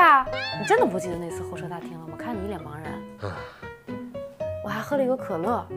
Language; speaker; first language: Chinese; native; Chinese